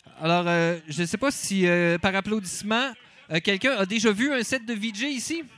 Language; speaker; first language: French; native; French